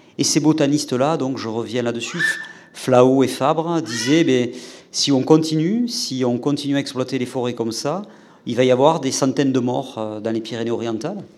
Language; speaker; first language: French; native; French